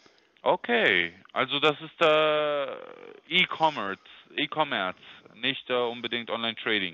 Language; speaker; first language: German; non-native, fluent; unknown